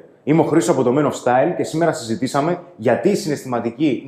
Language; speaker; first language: Greek; native; Greek